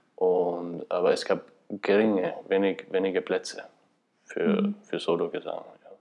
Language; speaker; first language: German; non-native, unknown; Albanian